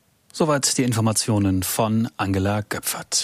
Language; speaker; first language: German; native; German